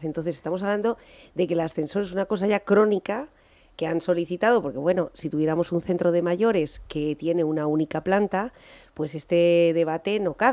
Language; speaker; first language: Spanish; native; Spanish